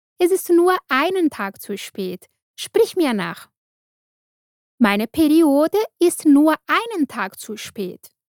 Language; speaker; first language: German; non-native, fluent; Portuguese